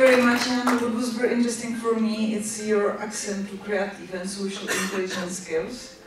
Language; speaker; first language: English; non-native, fluent; Czech